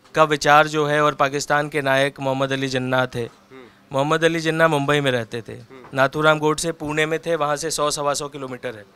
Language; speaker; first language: Hindi; native; Hindi